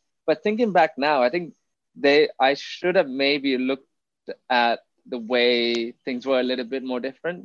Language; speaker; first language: English; non-native, local second language; Tamil